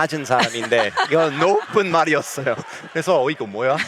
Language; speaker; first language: Korean; non-native, learner; English